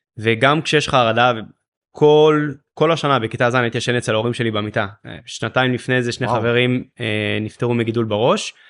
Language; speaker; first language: Hebrew; native; Hebrew